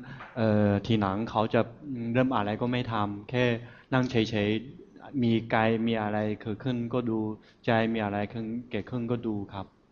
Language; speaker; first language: Thai; non-native, fluent; Chinese